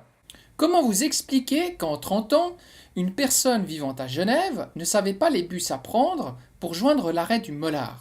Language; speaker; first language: French; native; French